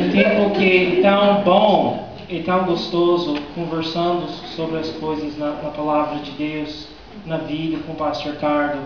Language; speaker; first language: Portuguese; non-native, fluent; English